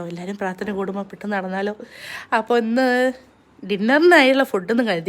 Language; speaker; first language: Malayalam; native; Malayalam